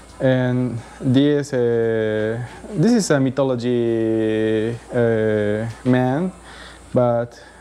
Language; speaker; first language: English; non-native, learner; Spanish